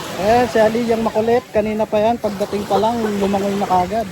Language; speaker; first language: Filipino; native; Filipino